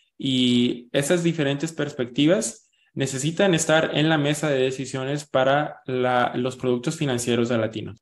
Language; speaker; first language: Spanish; early bilingual, heritage; Spanish